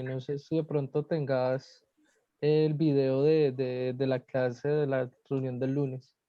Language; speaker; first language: Spanish; native; Spanish